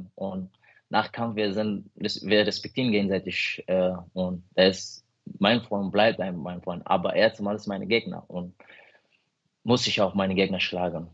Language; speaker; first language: German; non-native, fluent; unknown